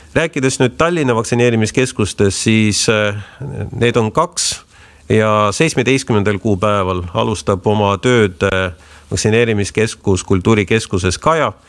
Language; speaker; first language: Estonian; non-native, local second language; Russian